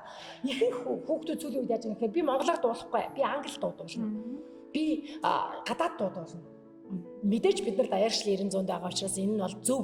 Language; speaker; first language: Mongolian; native; Mongolian